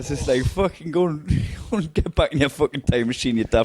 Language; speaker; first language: English; native; English